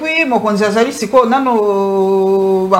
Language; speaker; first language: French; non-native, local second language; Lingala